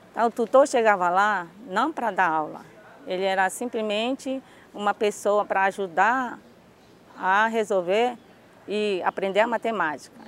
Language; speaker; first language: Portuguese; early bilingual, other home language; Japanese